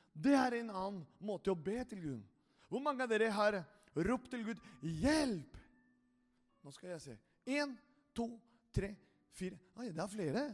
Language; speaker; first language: Norwegian; non-native, fluent; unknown